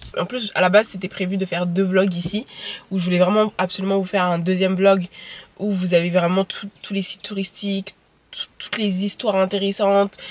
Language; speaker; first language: French; early bilingual, other home language; Bambara